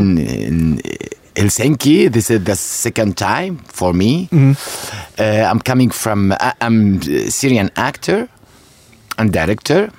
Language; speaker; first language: English; non-native, learner; Arabic